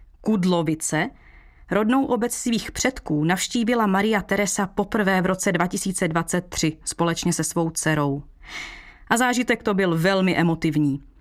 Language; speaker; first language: Czech; native; Czech